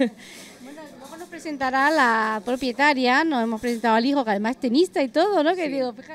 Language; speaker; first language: Spanish; native; Spanish